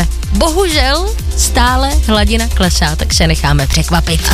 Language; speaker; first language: Czech; native; Czech